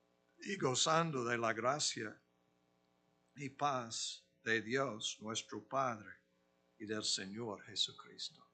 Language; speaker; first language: Spanish; non-native, fluent; English